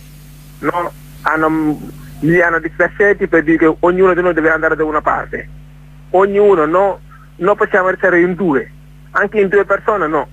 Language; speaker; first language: Italian; non-native, fluent; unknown